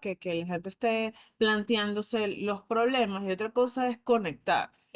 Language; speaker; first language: Spanish; native; Spanish